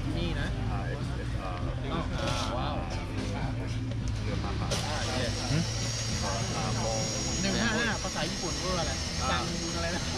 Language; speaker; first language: Thai; native; Thai